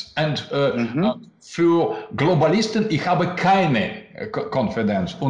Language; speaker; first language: German; non-native, learner; Russian